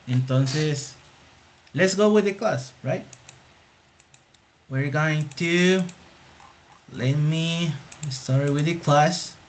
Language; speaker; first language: English; non-native, fluent; Spanish